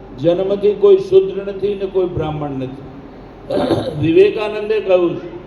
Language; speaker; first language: Gujarati; native; Gujarati